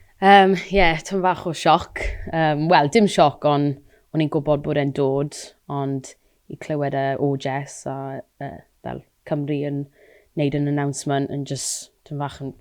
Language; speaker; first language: Welsh; non-native, local second language; English